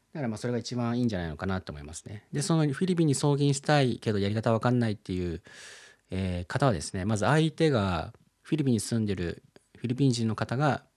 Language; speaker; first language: Japanese; native; Japanese